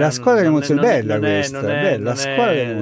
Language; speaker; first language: Italian; native; Italian